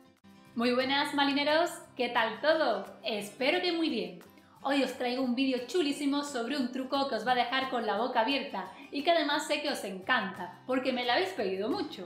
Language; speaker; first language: Spanish; native; Spanish